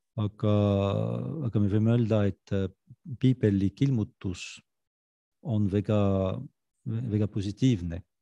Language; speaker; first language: Estonian; non-native, fluent; French